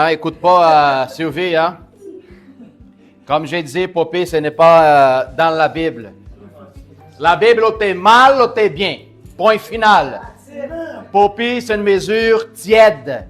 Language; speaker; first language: French; native; French